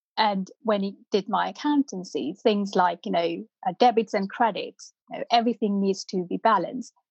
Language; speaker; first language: English; non-native, local second language; Punjabi